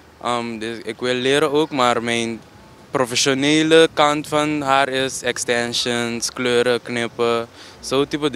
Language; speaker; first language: Dutch; non-native, local second language; Papiamento